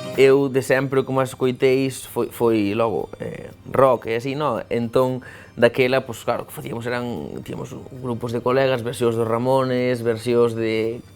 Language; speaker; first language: Galician; native; Galician